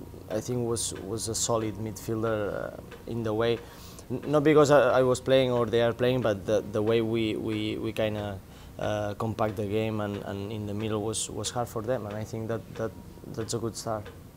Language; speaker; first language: English; non-native, fluent; Spanish